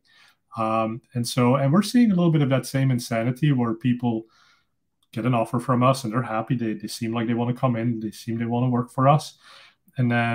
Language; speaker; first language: English; non-native, fluent; Dutch